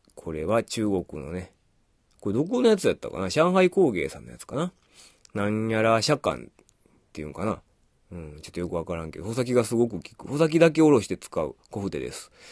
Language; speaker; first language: Japanese; native; Japanese